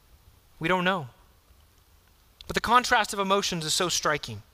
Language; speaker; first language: English; native; English